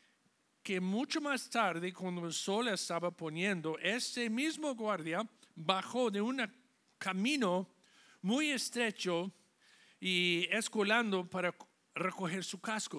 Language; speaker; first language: Spanish; non-native, fluent; English